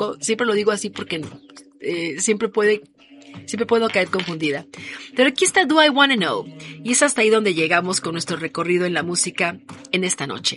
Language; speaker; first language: Spanish; native; Spanish